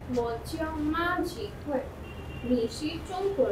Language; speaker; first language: Chinese; non-native, learner; Bangla